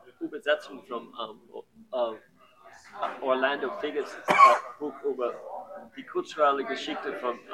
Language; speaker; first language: German; non-native, learner; English